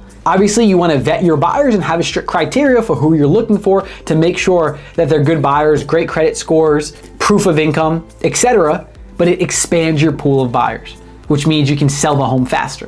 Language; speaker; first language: English; native; English